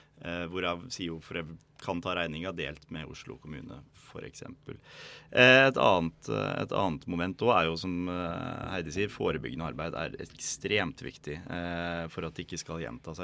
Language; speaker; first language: Norwegian; native; Norwegian